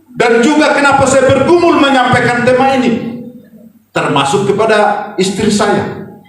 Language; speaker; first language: Indonesian; non-native, local second language; Batak Toba